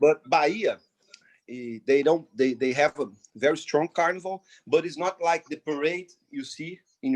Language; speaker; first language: English; non-native, fluent; Portuguese